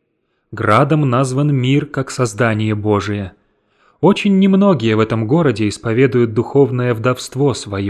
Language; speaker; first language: Russian; native; Russian